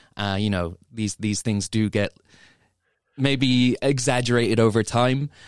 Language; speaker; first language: English; native; English